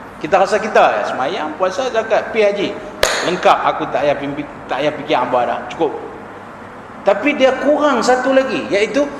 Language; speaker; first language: Malay; native; Malay